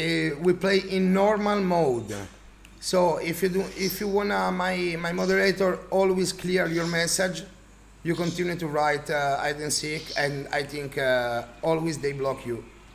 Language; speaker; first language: English; non-native, learner; Italian